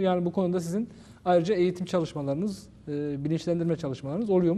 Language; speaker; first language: Turkish; native; Turkish